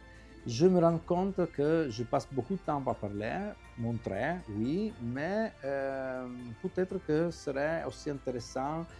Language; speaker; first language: French; non-native, fluent; Italian